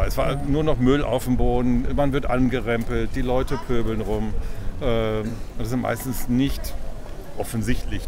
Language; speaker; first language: German; early bilingual, other home language; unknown